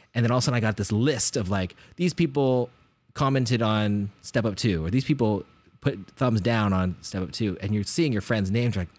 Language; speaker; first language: English; native; English